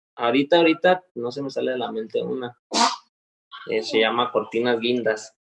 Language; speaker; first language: Spanish; native; Spanish